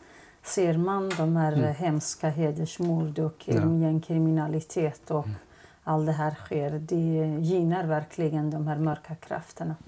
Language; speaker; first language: Swedish; non-native, fluent; Kurdish